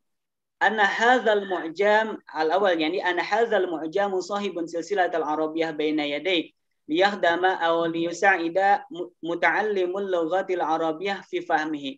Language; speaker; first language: Arabic; non-native, learner; Indonesian